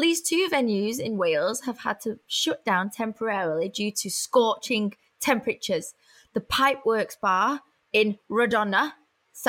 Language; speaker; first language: English; native; English